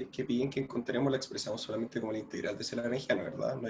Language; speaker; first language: Spanish; native; Spanish